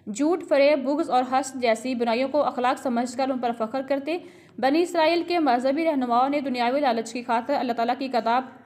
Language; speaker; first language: Urdu; non-native, local second language; Punjabi